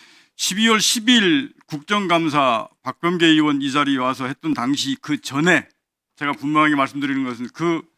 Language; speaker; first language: Korean; native; Korean